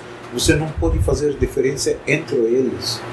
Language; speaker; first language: Portuguese; non-native, fluent; Arabic